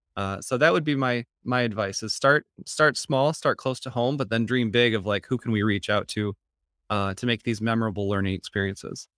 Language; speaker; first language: English; native; English